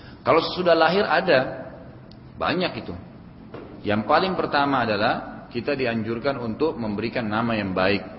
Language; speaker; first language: Indonesian; native; Indonesian